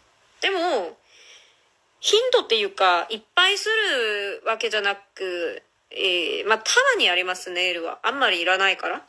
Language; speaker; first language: Japanese; non-native, fluent; Korean